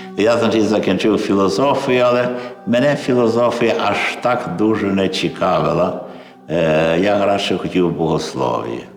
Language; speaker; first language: Ukrainian; early bilingual, heritage; Ukrainian